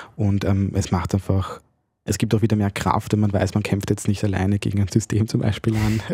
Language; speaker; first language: German; early bilingual, other home language; Bosnian